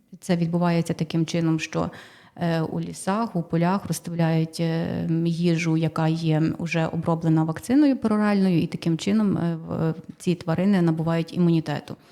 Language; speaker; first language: Ukrainian; native; Ukrainian